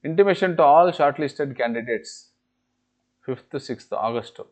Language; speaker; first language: English; non-native, local second language; Kannada